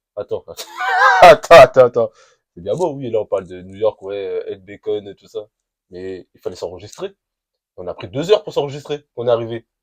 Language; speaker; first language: French; native; French